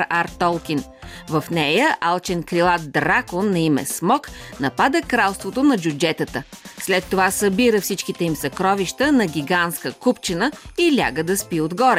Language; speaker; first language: Bulgarian; native; Bulgarian